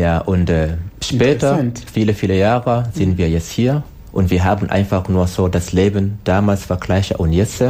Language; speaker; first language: German; non-native, learner; Swahili